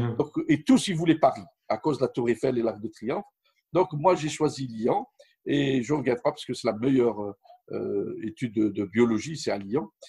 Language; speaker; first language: French; non-native, local second language; Arabic